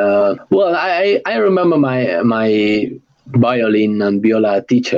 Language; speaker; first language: English; non-native, fluent; Spanish